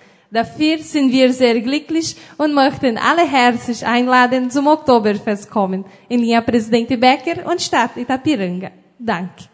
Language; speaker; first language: German; early bilingual, heritage; Portuguese